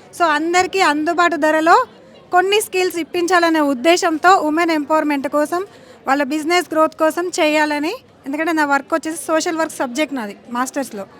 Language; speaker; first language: Telugu; native; Telugu